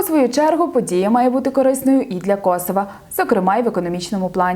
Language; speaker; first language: Ukrainian; native; Ukrainian